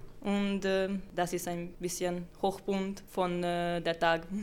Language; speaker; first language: German; non-native, learner; Hungarian